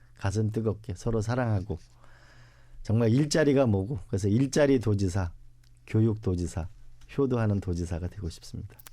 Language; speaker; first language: Korean; native; Korean